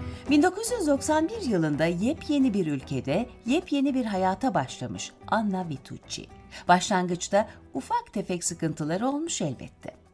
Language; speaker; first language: Turkish; native; Turkish